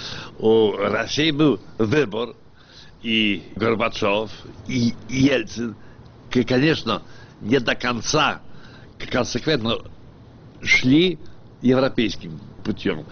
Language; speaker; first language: Russian; non-native, fluent; Polish